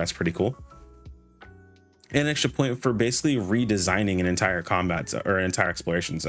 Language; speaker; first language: English; native; English